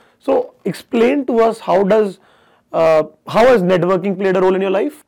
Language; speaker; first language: English; non-native, local second language; Hindi